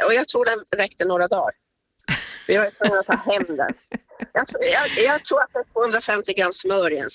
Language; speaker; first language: Swedish; native; Swedish